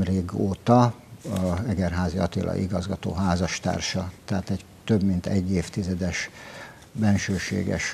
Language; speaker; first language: Hungarian; native; Hungarian